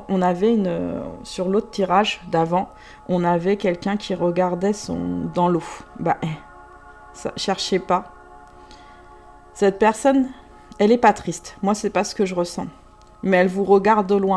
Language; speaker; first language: French; native; French